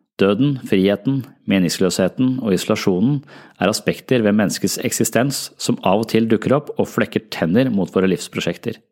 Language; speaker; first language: Norwegian; native; Norwegian